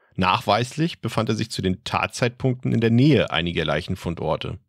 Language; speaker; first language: German; native; German